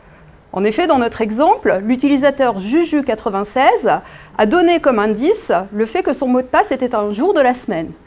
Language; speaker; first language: French; native; French